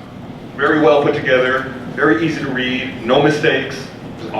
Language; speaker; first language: English; native; English